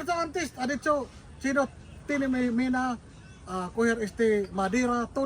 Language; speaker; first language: Spanish; non-native, learner; Filipino